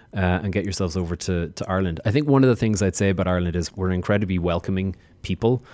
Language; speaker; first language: English; native; English